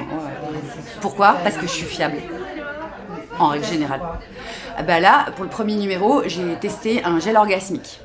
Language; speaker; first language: French; native; French